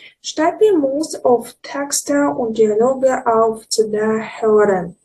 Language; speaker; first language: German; non-native, fluent; Ukrainian